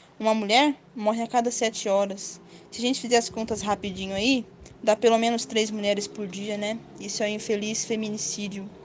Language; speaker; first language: Portuguese; native; Portuguese